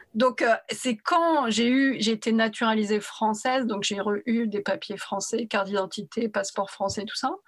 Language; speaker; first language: French; early bilingual, other home language; Arabic